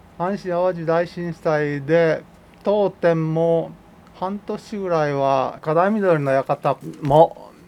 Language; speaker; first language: Japanese; native; Japanese